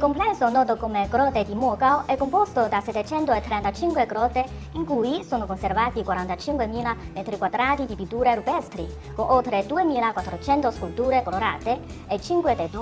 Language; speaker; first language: Italian; non-native, fluent; Chinese